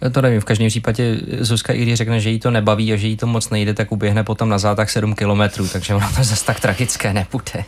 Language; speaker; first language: Czech; native; Czech